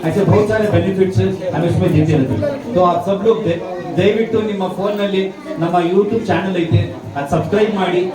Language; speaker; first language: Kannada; non-native, local second language; Urdu